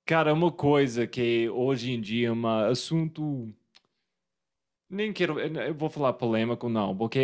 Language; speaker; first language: Portuguese; non-native, fluent; English